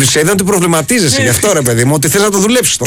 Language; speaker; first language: Greek; native; Greek